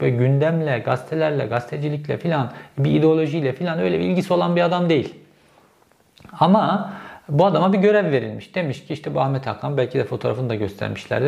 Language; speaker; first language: Turkish; native; Turkish